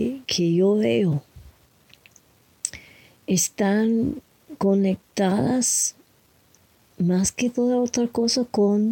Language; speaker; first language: Spanish; non-native, learner; English